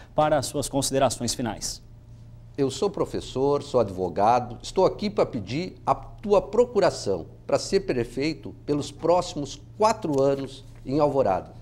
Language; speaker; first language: Portuguese; native; Portuguese